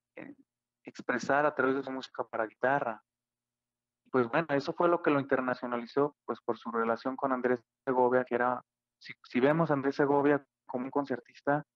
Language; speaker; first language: Spanish; native; Spanish